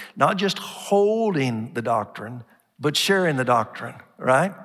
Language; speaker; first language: English; native; English